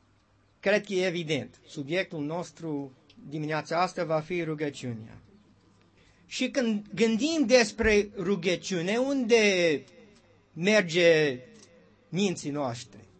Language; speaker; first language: Romanian; non-native, learner; English